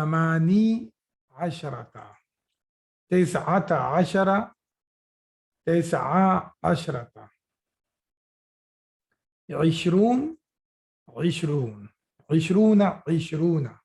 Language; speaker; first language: Arabic; non-native, fluent; Urdu